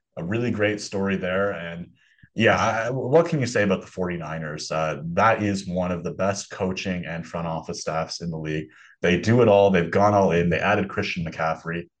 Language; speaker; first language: English; native; English